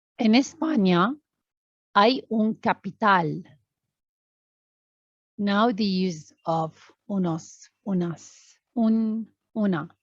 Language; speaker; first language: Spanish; non-native, learner; Arabic